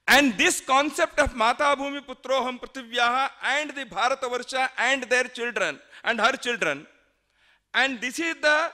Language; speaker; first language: English; non-native, local second language; Kannada